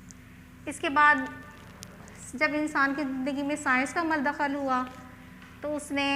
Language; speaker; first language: Hindi; non-native, local second language; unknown